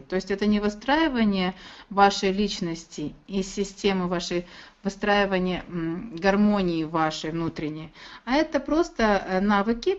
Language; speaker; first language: Russian; native; Russian